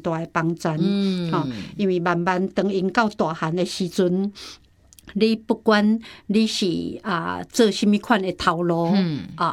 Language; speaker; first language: Chinese; non-native, local second language; Min Nan Chinese